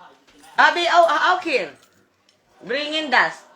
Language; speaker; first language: German; non-native, learner; Filipino